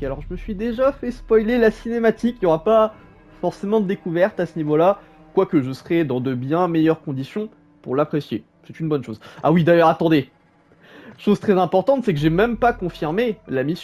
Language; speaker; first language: French; native; French